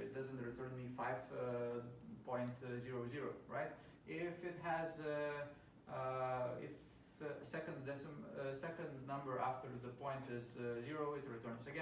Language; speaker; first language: English; non-native, fluent; Lithuanian